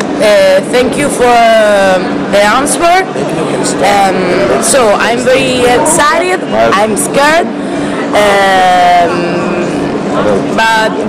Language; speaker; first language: English; non-native, learner; Italian